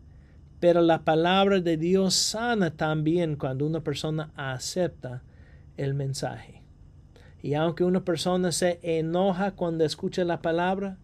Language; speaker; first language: Spanish; non-native, fluent; English